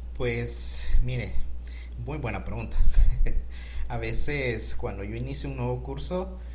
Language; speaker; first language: Spanish; native; Spanish